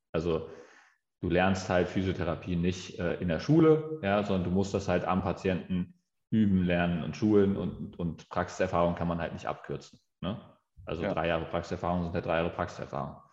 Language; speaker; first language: German; native; German